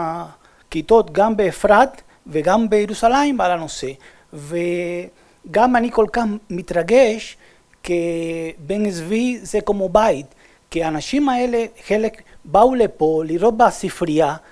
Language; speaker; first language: Hebrew; non-native, fluent; Spanish